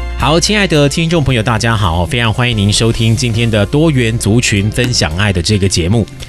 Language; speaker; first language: Chinese; native; Chinese